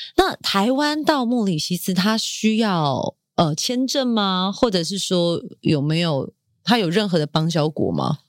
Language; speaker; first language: Chinese; native; Chinese